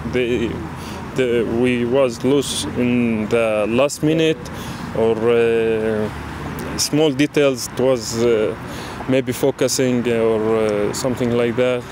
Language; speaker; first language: English; non-native, learner; Arabic